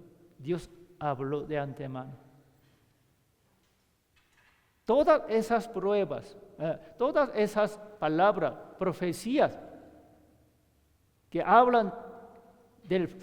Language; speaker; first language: Spanish; non-native, learner; Korean